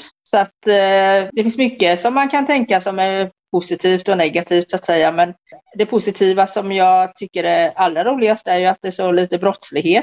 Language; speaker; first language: Swedish; native; Swedish